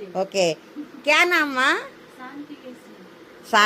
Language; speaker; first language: Hindi; non-native, learner; Telugu